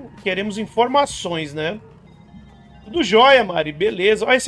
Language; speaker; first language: Portuguese; native; Portuguese